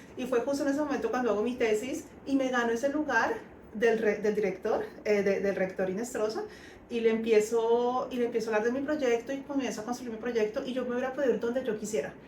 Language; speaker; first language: Spanish; native; Spanish